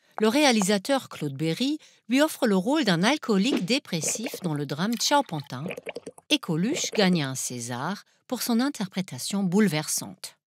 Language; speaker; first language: French; non-native, fluent; German